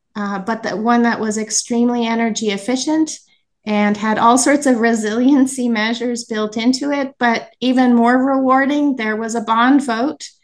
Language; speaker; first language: English; native; English